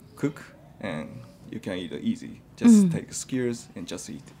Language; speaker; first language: English; non-native, fluent; Japanese